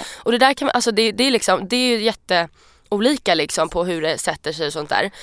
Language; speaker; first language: Swedish; native; Swedish